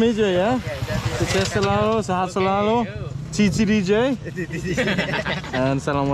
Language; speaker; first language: Indonesian; non-native, learner; Danish